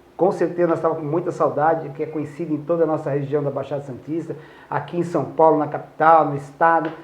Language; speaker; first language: Portuguese; native; Portuguese